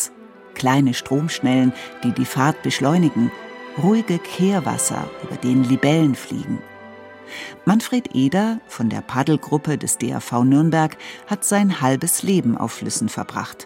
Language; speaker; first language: German; native; German